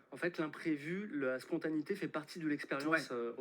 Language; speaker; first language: French; native; French